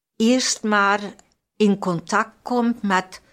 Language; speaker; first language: Dutch; non-native, fluent; German